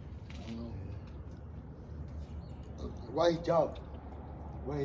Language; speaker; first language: English; non-native, learner; Vietnamese